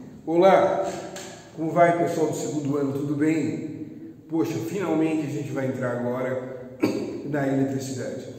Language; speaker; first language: Portuguese; native; Portuguese